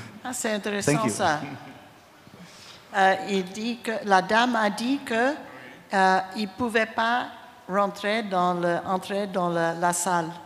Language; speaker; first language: French; non-native, fluent; English